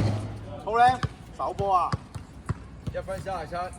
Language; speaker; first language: Chinese; native; Chinese